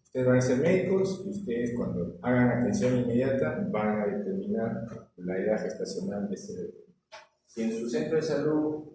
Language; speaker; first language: Spanish; native; Spanish